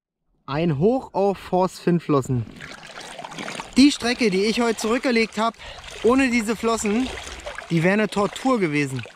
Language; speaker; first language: German; native; German